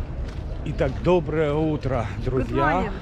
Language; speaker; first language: Russian; native; Russian